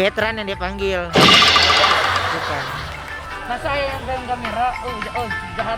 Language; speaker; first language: Indonesian; native; Indonesian